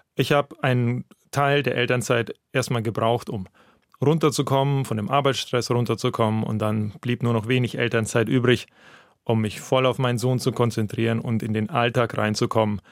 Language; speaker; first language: German; non-native, fluent; Russian